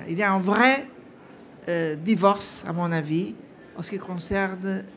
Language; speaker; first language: French; non-native, fluent; Portuguese